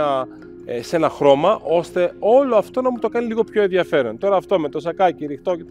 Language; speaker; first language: Greek; native; Greek